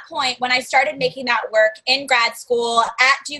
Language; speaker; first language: English; native; English